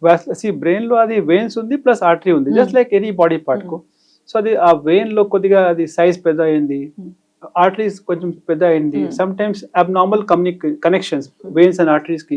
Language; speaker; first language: Telugu; non-native, fluent; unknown